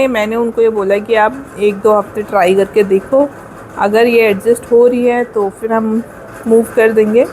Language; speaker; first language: Hindi; native; Hindi